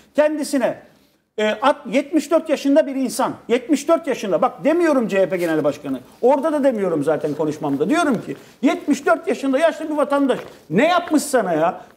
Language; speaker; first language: Turkish; native; Turkish